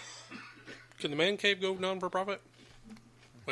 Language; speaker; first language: English; native; English